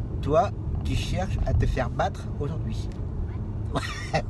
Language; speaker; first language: French; native; French